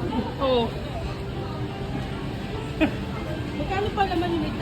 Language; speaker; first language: Filipino; native; Filipino